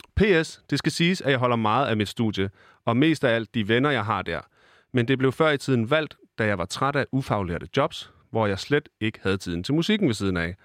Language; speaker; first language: Danish; native; Danish